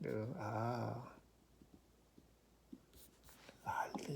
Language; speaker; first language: French; non-native, learner; Korean